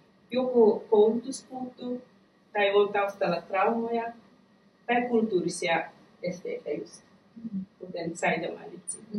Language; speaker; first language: Finnish; non-native, fluent; Persian